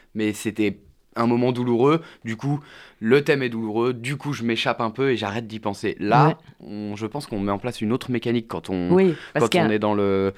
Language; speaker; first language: French; native; French